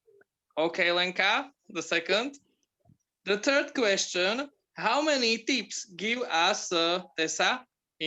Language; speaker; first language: English; non-native, learner; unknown